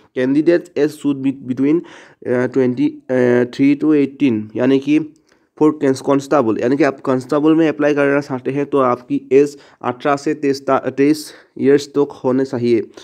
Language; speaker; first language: Hindi; non-native, local second language; Assamese